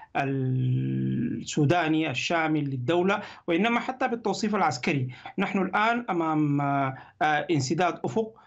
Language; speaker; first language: Arabic; native; Arabic